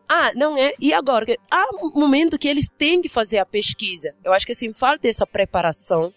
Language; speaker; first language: Portuguese; non-native, fluent; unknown